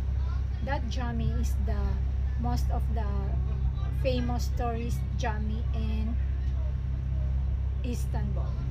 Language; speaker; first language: English; non-native, local second language; Filipino